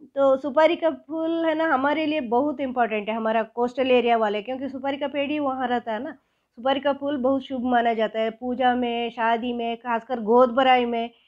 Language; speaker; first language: Hindi; non-native, local second language; Kannada